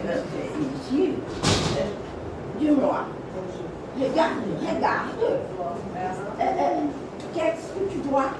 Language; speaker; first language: French; non-native, learner; Portuguese